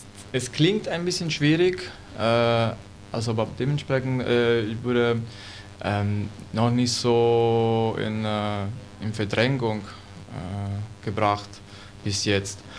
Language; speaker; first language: German; non-native, learner; Italian